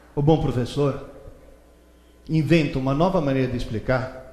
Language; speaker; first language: Portuguese; early bilingual, other home language; Italian